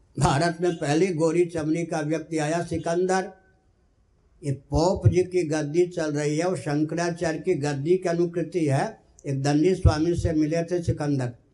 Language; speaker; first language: Hindi; non-native, local second language; Maithili